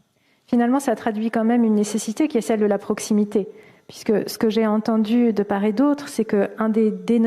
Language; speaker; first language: French; native; French